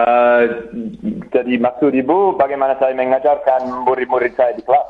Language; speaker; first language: Indonesian; non-native, fluent; English